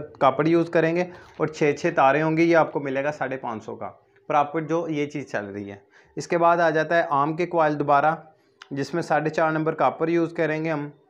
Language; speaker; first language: Urdu; non-native, local second language; Punjabi